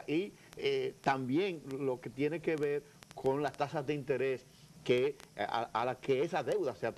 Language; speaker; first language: Spanish; native; Spanish